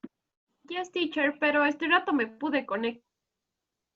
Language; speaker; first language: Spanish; native; Spanish